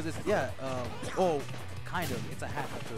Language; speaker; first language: English; native; English